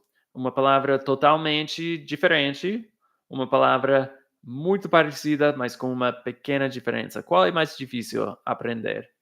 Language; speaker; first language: Portuguese; non-native, fluent; English